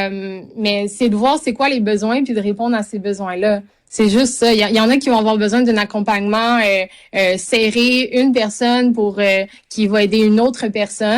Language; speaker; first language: French; native; French